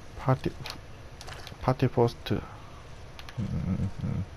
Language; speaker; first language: Korean; native; Korean